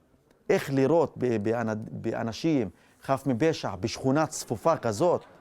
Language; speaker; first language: Hebrew; non-native, local second language; Arabic